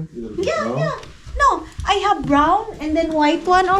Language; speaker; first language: English; non-native, learner; Filipino